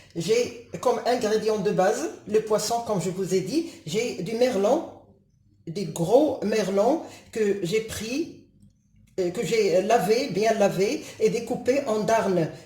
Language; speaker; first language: French; non-native, local second language; Arabic